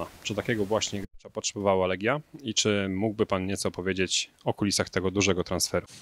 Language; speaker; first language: Polish; native; Polish